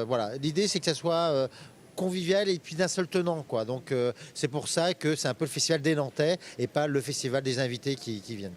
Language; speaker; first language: French; native; French